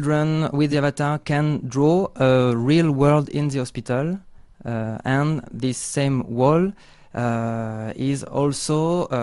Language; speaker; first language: English; non-native, learner; French